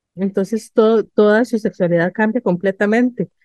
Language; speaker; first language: Spanish; native; Spanish